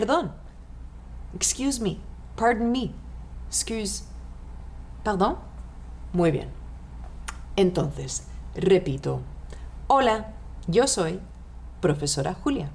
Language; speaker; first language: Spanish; non-native, fluent; French